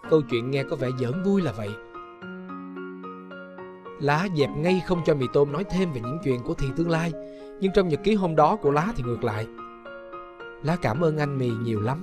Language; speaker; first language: Vietnamese; native; Vietnamese